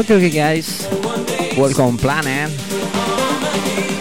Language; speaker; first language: English; non-native, learner; Spanish